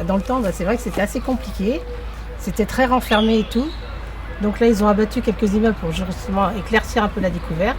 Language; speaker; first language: French; native; French